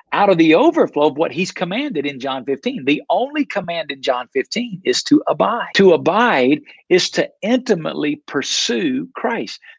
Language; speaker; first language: English; native; English